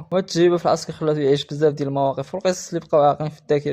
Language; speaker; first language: Arabic; native; Arabic